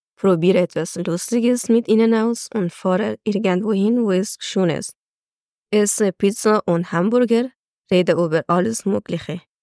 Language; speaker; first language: German; non-native, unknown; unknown